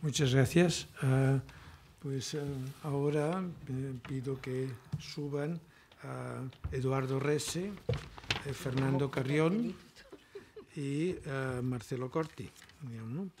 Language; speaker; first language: Spanish; non-native, local second language; Catalan